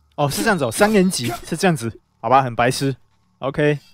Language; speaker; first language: Chinese; native; Chinese